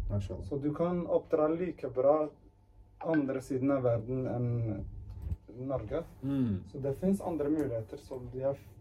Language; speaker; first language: Norwegian; early bilingual, other home language; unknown